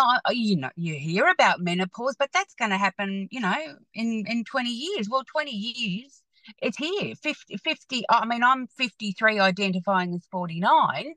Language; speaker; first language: English; native; English